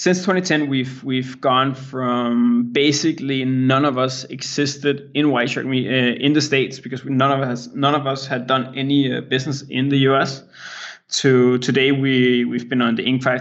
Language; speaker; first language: English; non-native, fluent; Danish